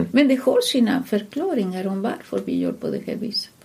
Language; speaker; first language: Swedish; non-native, fluent; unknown